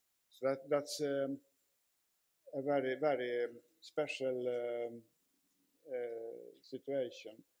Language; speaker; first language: English; non-native, fluent; Swedish